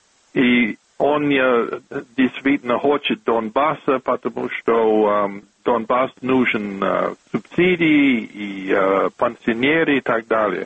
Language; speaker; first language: Russian; non-native, fluent; English